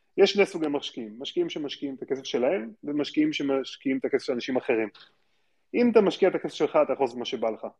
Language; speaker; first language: Hebrew; native; Hebrew